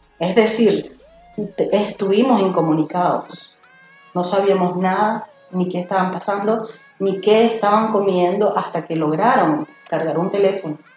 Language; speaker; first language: Spanish; native; Spanish